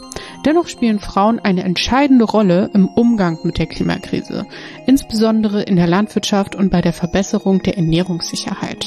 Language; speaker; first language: German; native; German